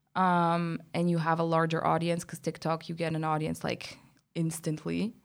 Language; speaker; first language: English; non-native, fluent; Bulgarian